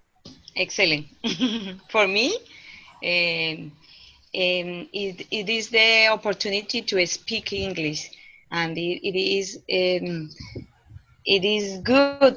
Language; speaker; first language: English; non-native, learner; Spanish